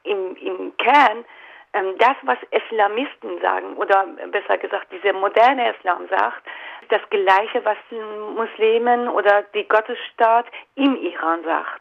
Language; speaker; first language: German; non-native, fluent; Persian